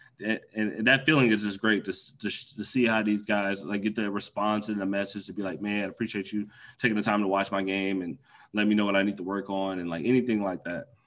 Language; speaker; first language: English; native; English